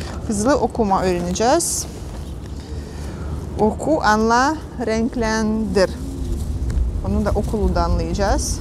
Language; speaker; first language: Turkish; non-native, fluent; Russian